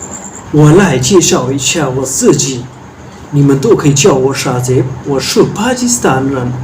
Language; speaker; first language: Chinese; non-native, fluent; Urdu